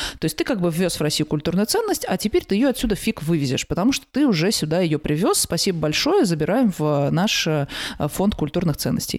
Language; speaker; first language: Russian; native; Russian